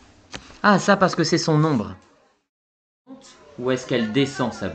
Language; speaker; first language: French; native; French